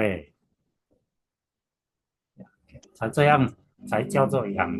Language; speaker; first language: Chinese; native; Chinese